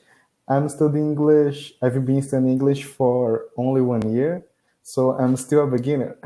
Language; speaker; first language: English; non-native, learner; Portuguese